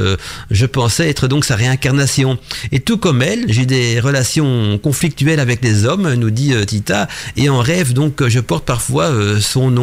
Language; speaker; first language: French; native; French